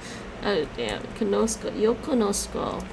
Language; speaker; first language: Spanish; non-native, learner; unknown